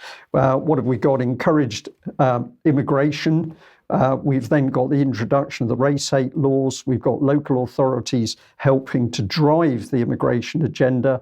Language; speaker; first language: English; native; English